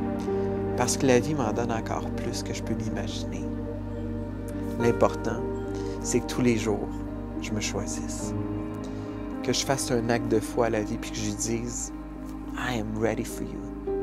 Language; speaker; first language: French; native; French